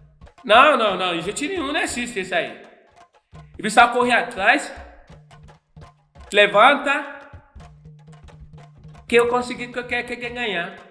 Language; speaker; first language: Portuguese; non-native, learner; Yoruba